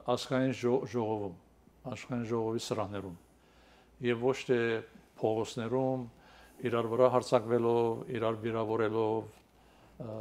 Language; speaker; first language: Armenian; early bilingual, heritage; Armenian